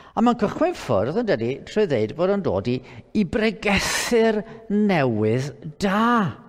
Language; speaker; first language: Welsh; native; Welsh